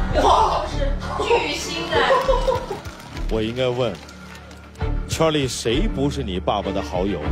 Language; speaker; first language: Chinese; native; Chinese